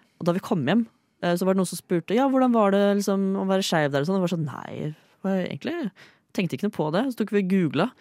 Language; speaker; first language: Norwegian; native; Norwegian